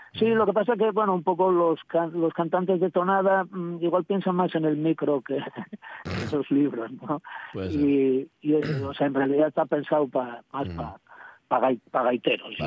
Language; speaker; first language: Spanish; native; Spanish